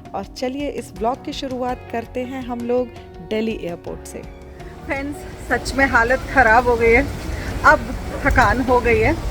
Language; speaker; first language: Hindi; native; Hindi